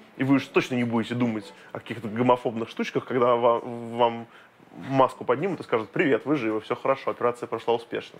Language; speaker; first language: Russian; native; Russian